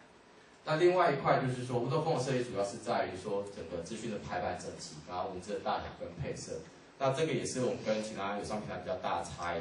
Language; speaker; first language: Chinese; native; Chinese